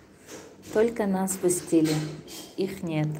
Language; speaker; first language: Russian; non-native, fluent; Tajik